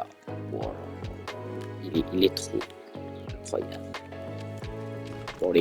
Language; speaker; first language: French; native; French